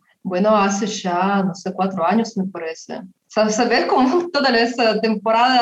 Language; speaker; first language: Spanish; non-native, fluent; Russian